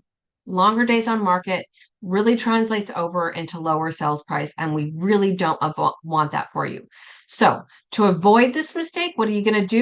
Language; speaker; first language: English; native; English